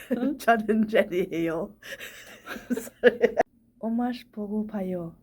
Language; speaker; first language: Korean; non-native, learner; German